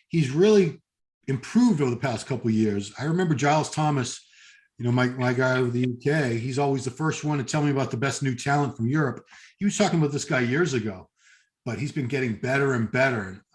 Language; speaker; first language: English; native; English